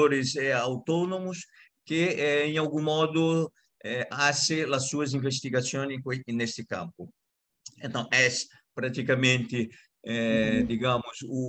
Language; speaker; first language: Portuguese; non-native, learner; Italian